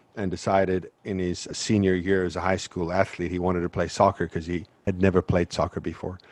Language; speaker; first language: English; native; English